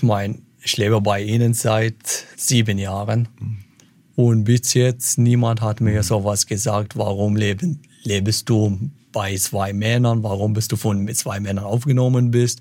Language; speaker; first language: German; non-native, fluent; Arabic